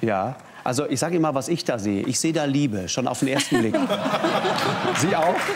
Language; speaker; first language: German; native; German